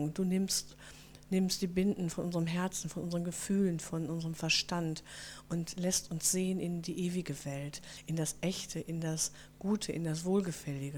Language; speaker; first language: German; native; German